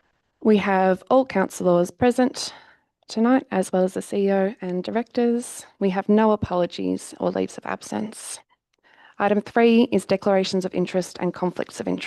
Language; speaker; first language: English; native; English